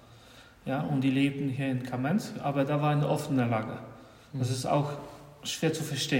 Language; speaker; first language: German; non-native, fluent; Polish